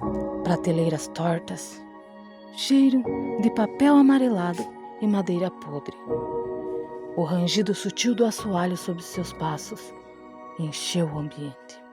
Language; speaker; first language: Portuguese; native; Portuguese